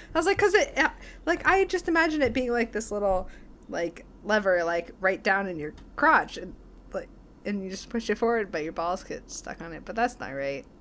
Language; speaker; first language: English; native; English